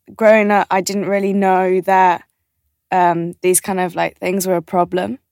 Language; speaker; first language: English; native; English